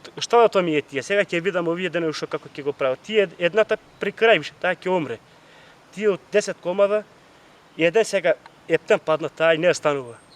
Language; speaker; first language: Macedonian; non-native, local second language; Turkish